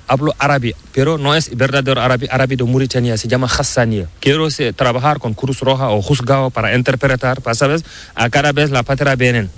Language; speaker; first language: Spanish; non-native, learner; Fula